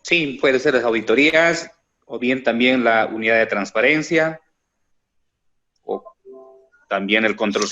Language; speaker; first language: Spanish; native; Spanish